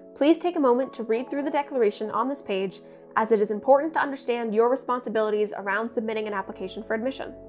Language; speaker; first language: English; native; English